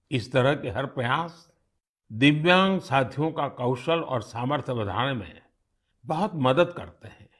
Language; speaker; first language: Hindi; non-native, local second language; Gujarati